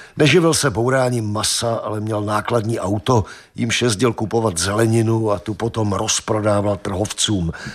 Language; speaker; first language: Czech; native; Czech